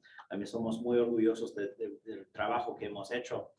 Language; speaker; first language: Spanish; non-native, fluent; English